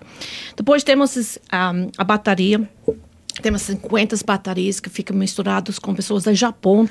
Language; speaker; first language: Portuguese; non-native, fluent; English